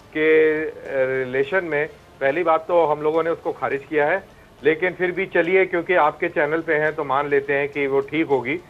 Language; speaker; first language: Hindi; native; Hindi